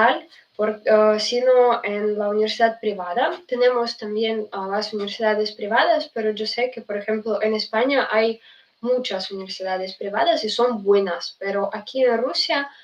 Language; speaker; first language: Spanish; non-native, fluent; Russian